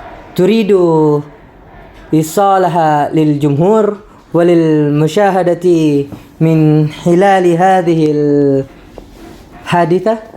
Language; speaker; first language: Arabic; non-native, learner; Indonesian